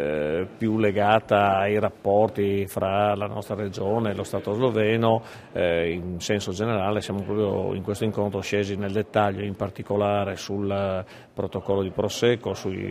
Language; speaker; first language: Italian; native; Italian